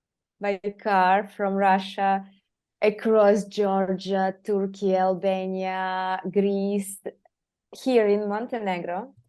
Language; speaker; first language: English; non-native, fluent; Russian